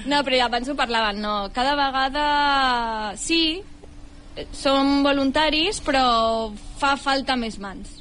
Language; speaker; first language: Catalan; native; Catalan